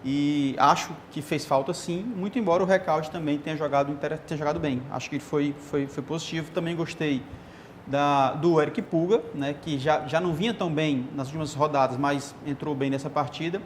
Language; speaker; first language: Portuguese; native; Portuguese